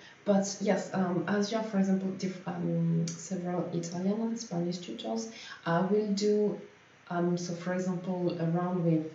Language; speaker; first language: English; non-native, fluent; French